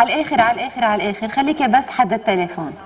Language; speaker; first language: Arabic; native; Arabic